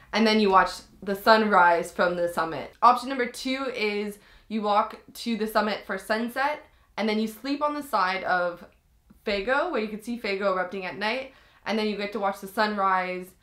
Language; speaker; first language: English; native; English